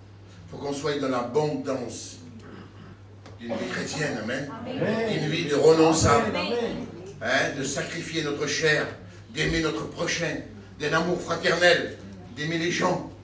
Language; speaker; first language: French; native; French